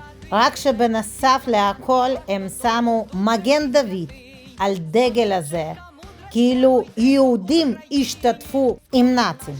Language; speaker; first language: Hebrew; non-native, fluent; Russian